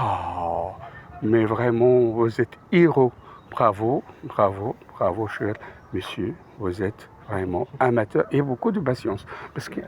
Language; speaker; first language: French; non-native, fluent; Arabic